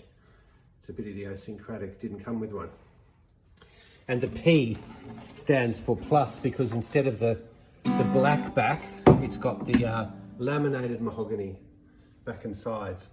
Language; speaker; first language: English; native; English